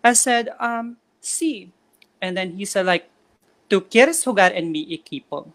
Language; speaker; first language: Spanish; non-native, fluent; Filipino